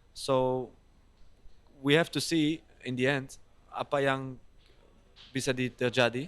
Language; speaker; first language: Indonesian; non-native, fluent; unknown